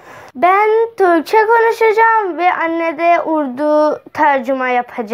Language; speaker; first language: Turkish; non-native, learner; Urdu